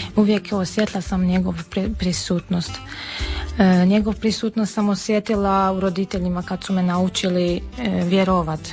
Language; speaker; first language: Serbian; non-native, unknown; Armenian